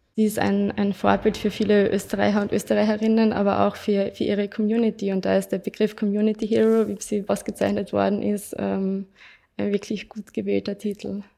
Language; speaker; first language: German; native; German